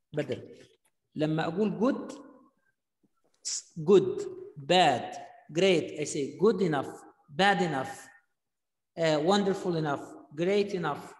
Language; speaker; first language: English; non-native, fluent; Arabic